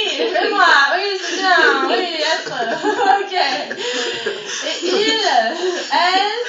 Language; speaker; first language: French; non-native, fluent; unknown